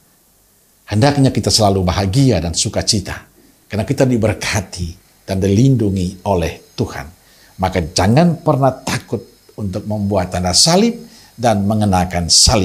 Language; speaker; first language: Indonesian; native; Indonesian